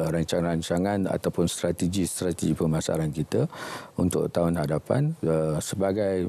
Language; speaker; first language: Malay; native; Malay